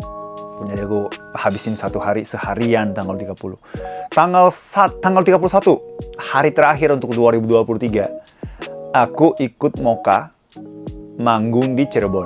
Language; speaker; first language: Indonesian; non-native, fluent; Japanese